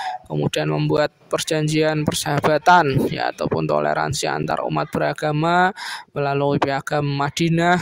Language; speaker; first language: Indonesian; native; Indonesian